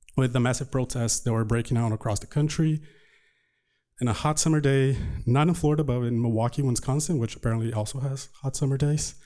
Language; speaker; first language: English; non-native, fluent; Portuguese